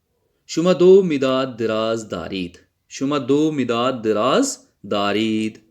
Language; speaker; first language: Persian; non-native, fluent; Urdu